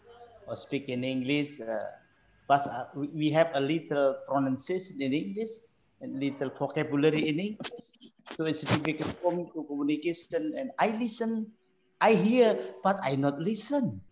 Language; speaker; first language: English; non-native, learner; Indonesian